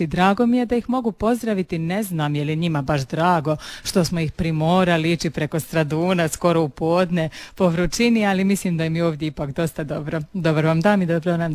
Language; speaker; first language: Serbian; native; Serbian